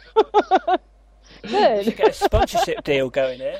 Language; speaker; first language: English; native; English